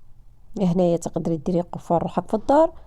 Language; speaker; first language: Arabic; native; Arabic